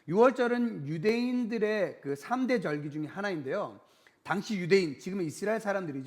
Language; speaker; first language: Korean; native; Korean